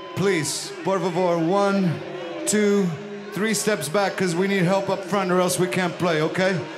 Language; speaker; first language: English; native; English